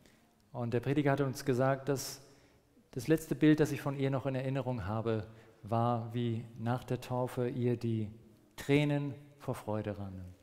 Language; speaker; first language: German; non-native, fluent; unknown